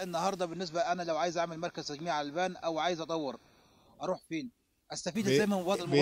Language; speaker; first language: Arabic; native; Arabic